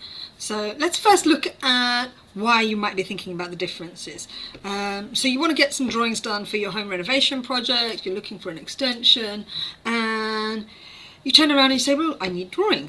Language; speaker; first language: English; native; English